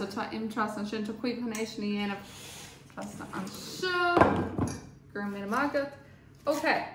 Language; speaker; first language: Irish; non-native, local second language; English